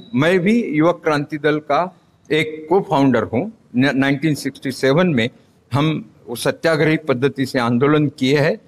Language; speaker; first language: Hindi; non-native, local second language; Marathi